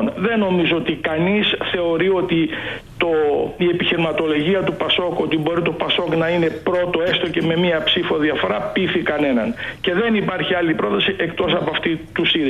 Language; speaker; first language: Greek; native; Greek